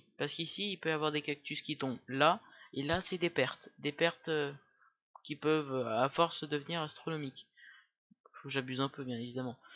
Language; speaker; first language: French; native; French